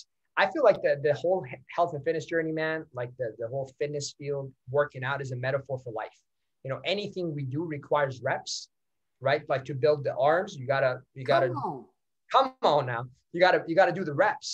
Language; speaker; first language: English; non-native, fluent; Persian